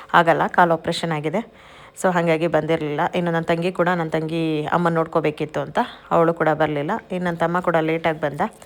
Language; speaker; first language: Kannada; native; Kannada